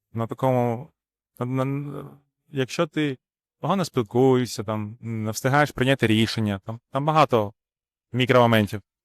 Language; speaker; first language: Ukrainian; non-native, local second language; Russian